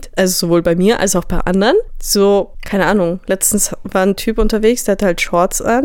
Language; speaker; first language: German; native; German